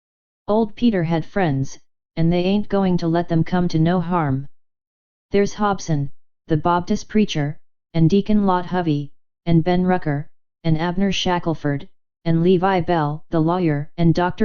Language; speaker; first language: English; native; English